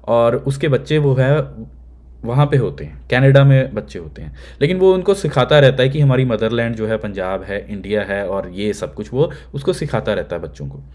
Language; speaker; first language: Hindi; native; Hindi